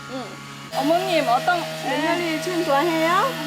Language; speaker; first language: Korean; non-native, learner; Thai